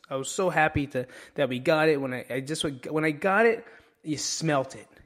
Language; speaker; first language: English; early bilingual, other home language; Filipino